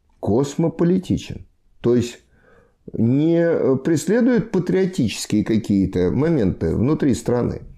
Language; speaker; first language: Russian; native; Russian